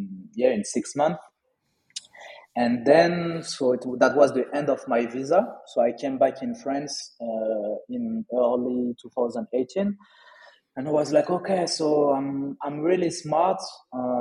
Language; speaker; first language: English; non-native, fluent; French